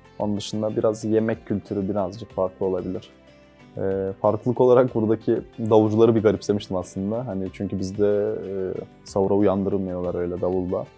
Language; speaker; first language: Turkish; early bilingual, other home language; Uzbek